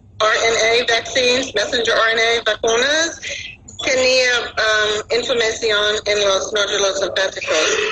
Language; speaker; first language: Spanish; non-native, learner; English